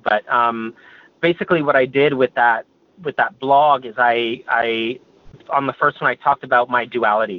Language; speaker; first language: English; native; English